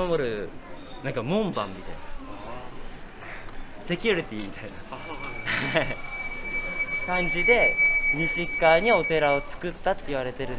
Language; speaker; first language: Japanese; native; Japanese